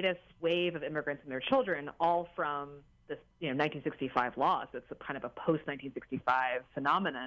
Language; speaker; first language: English; native; English